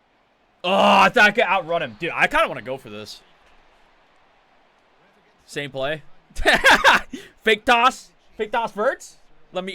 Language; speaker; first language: English; native; English